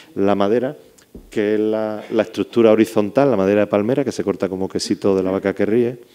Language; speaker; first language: Spanish; native; Spanish